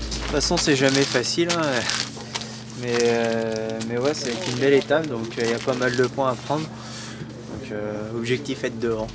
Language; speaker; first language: French; native; French